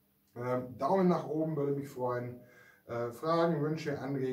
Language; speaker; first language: German; native; German